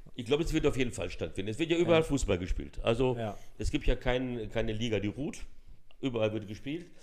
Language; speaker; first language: German; early bilingual, other home language; Portuguese